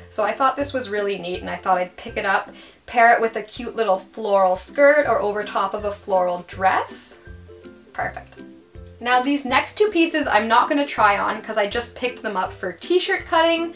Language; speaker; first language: English; native; English